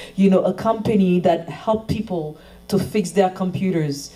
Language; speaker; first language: English; non-native, fluent; Haitian Creole